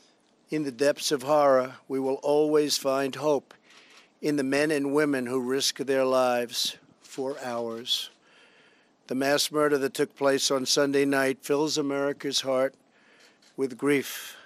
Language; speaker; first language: English; native; English